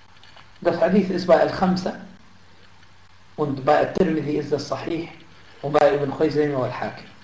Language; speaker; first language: German; non-native, fluent; Arabic